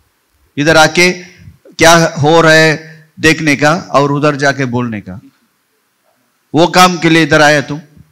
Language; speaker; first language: Hindi; non-native, local second language; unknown